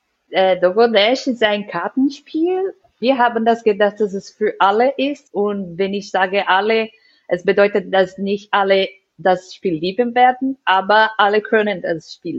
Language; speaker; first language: German; non-native, fluent; Portuguese